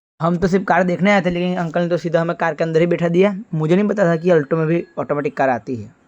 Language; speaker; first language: Hindi; non-native, local second language; Gujarati